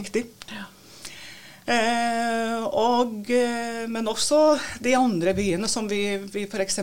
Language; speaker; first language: Norwegian; non-native, fluent; Latvian